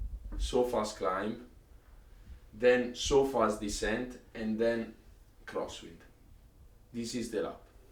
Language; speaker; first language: English; non-native, learner; Italian